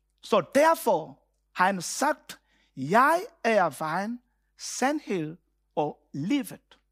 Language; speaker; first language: Danish; non-native, fluent; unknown